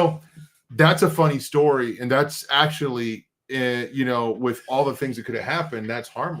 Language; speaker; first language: English; native; English